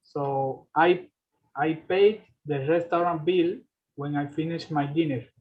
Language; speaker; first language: English; non-native, learner; Spanish